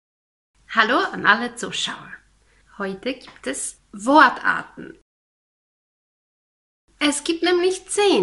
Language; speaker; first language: German; non-native, fluent; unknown